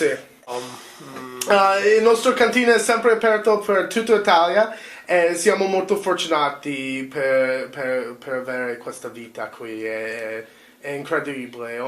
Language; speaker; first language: Italian; non-native, learner; English